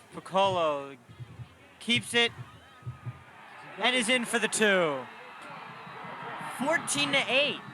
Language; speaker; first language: English; native; English